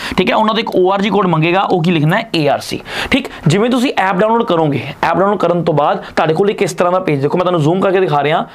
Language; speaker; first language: Hindi; non-native, local second language; Punjabi